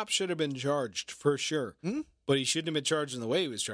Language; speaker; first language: English; native; English